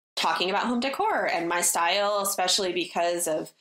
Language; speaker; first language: English; native; English